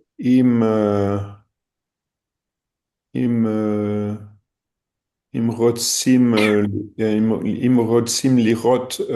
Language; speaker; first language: Hebrew; non-native, learner; French